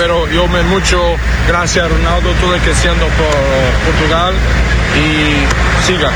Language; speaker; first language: Spanish; non-native, learner; Portuguese